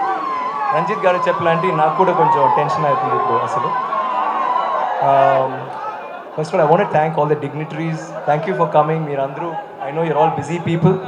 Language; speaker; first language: Telugu; non-native, local second language; Tamil